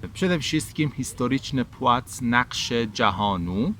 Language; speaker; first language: Polish; non-native, fluent; Persian